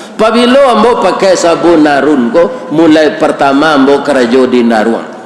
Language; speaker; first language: Malay; non-native, local second language; Minangkabau